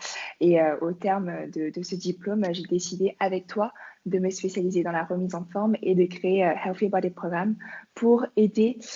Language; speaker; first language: French; native; French